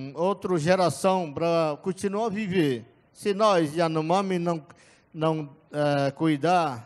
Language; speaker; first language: Portuguese; non-native, local second language; Yanomámi